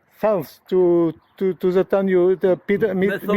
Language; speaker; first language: English; non-native, learner; French